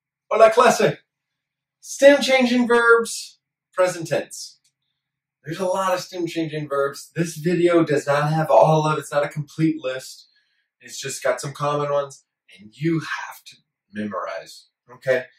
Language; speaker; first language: English; native; English